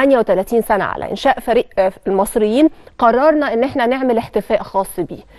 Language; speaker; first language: Arabic; native; Arabic